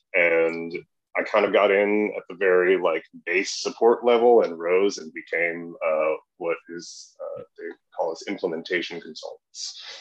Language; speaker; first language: English; native; English